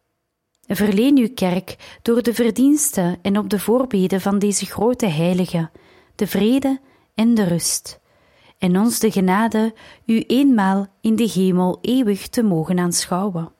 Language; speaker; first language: Dutch; native; Dutch